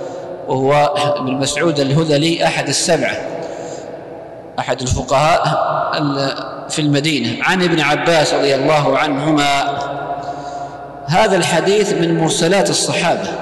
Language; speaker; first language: Arabic; native; Arabic